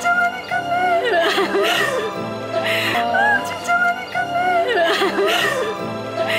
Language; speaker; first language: Korean; non-native, learner; Khmer